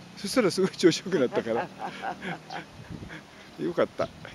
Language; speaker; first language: Japanese; native; Japanese